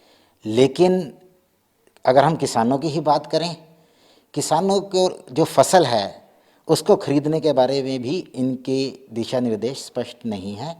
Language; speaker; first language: Hindi; native; Hindi